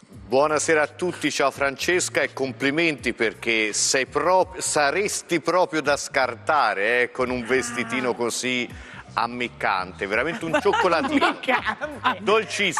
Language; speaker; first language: Italian; native; Italian